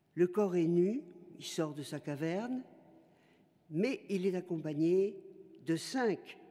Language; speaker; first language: French; native; French